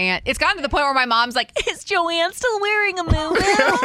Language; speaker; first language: English; native; English